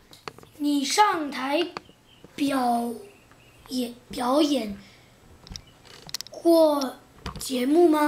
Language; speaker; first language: Chinese; early bilingual, heritage; English